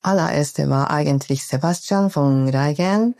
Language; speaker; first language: German; non-native, fluent; Japanese